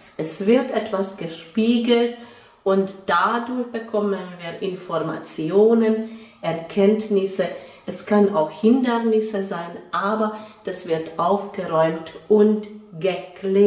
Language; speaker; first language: German; non-native, fluent; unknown